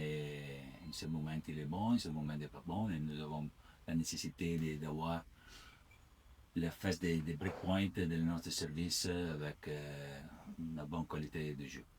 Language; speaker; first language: French; non-native, learner; Italian